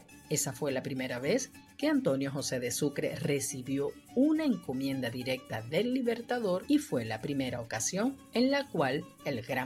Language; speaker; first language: Spanish; native; Spanish